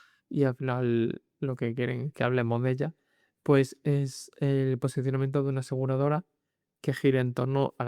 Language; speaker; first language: Spanish; native; Spanish